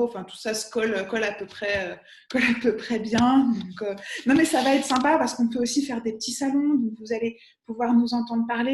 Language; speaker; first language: French; native; French